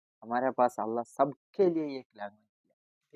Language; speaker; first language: Hindi; non-native, local second language; Malayalam